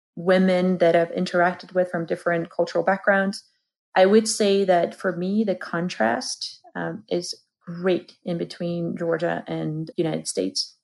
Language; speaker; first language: English; non-native, fluent; Georgian